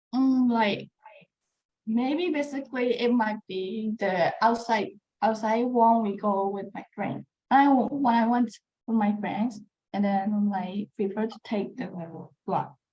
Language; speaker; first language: English; non-native, learner; Burmese